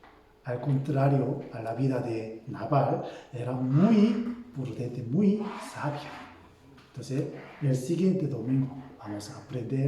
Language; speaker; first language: Spanish; non-native, fluent; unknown